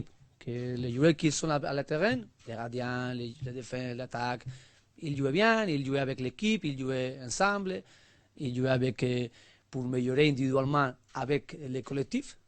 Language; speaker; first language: French; non-native, learner; Spanish